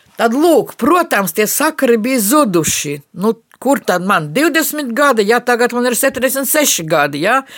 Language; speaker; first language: Latvian; non-native, local second language; Russian